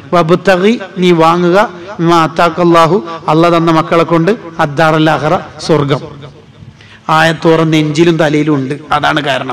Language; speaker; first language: Malayalam; native; Malayalam